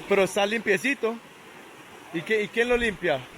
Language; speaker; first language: Spanish; early bilingual, heritage; English